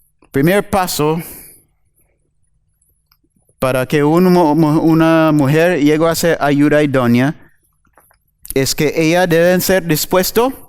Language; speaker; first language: Spanish; non-native, learner; English